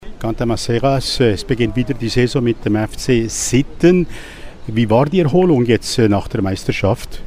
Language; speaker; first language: German; native; German